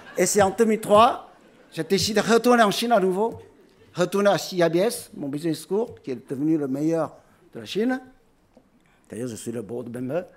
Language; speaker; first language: French; non-native, fluent; Chinese